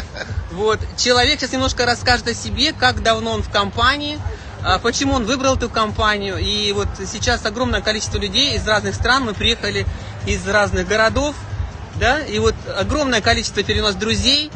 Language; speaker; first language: Russian; native; Russian